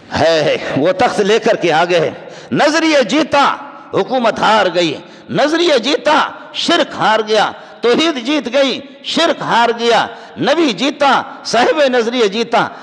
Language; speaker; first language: Urdu; non-native, local second language; Baluchi